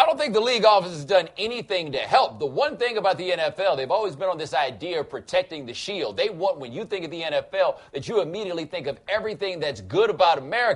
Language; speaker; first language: English; native; English